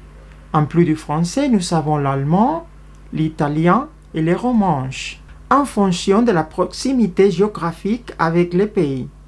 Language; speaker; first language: French; non-native, fluent; Spanish